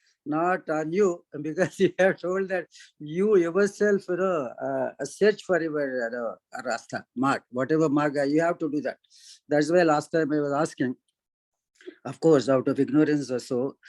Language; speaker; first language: English; non-native, local second language; Hindi